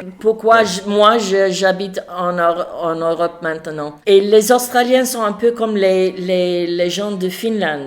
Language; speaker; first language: French; non-native, fluent; English